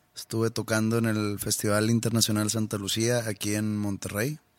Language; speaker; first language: Spanish; native; Spanish